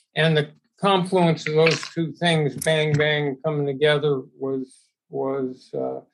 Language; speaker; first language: English; native; English